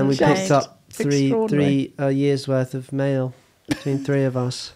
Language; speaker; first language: English; native; English